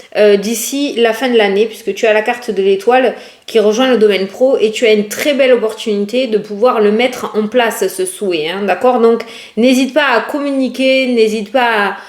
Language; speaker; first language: French; native; French